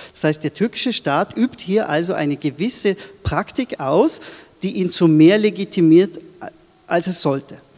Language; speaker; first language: German; early bilingual, other home language; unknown